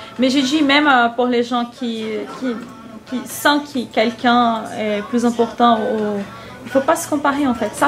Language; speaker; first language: French; non-native, fluent; Portuguese